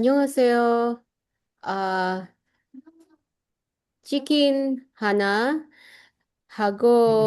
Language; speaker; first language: Korean; non-native, learner; Indonesian